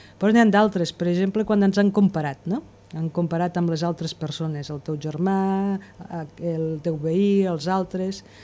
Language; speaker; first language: Catalan; native; Catalan